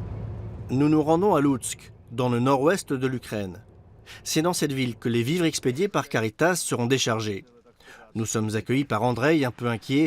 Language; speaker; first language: French; native; French